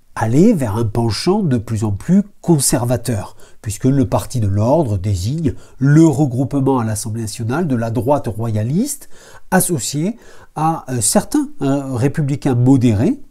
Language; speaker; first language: French; native; French